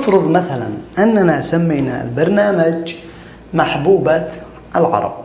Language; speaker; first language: Arabic; native; Arabic